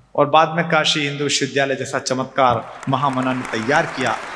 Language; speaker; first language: Hindi; native; Hindi